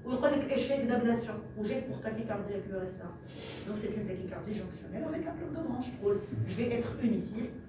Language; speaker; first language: French; non-native, local second language; Arabic